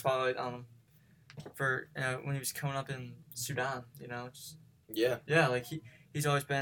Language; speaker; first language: English; native; English